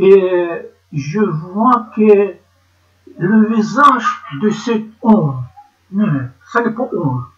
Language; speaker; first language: French; non-native, learner; Ukrainian